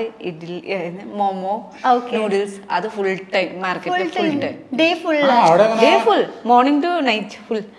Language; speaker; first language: Malayalam; non-native, learner; Nepali